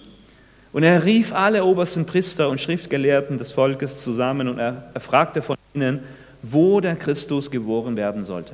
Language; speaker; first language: German; non-native, fluent; Spanish